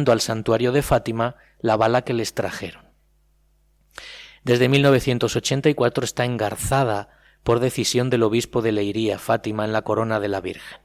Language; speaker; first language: Spanish; native; Spanish